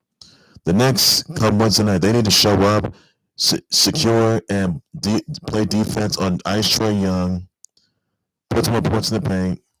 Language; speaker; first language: English; native; English